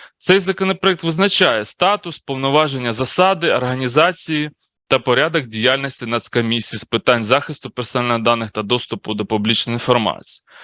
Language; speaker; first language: Ukrainian; native; Ukrainian